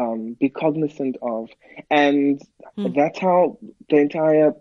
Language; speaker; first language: English; native; English